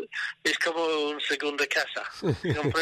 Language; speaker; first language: Spanish; non-native, learner; English